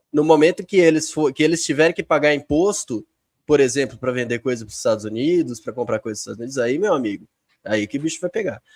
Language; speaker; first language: Portuguese; native; Portuguese